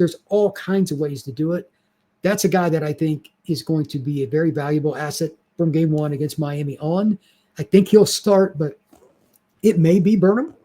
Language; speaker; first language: English; native; English